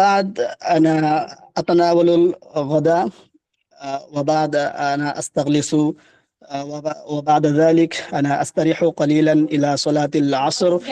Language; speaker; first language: Arabic; non-native, learner; Bangla